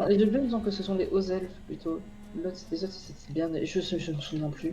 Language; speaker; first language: French; native; French